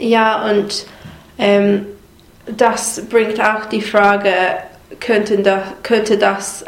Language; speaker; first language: German; non-native, learner; English